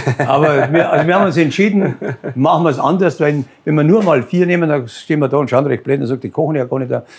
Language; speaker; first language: German; native; German